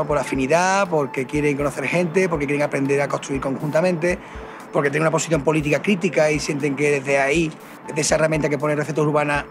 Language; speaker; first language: Spanish; native; Spanish